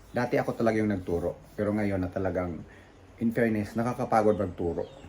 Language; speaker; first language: Filipino; native; Filipino